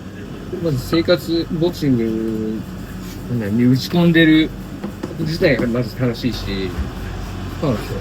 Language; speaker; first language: Japanese; native; Japanese